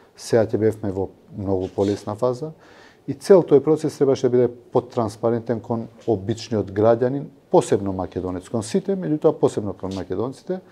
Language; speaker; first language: Macedonian; non-native, local second language; Albanian